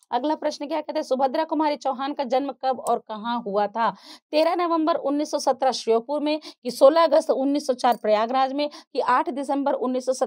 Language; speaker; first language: Hindi; native; Hindi